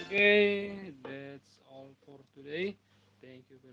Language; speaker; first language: English; non-native, learner; Indonesian